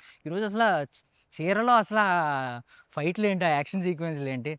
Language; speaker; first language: Telugu; native; Telugu